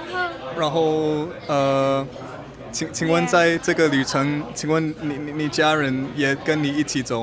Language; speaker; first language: Chinese; non-native, learner; English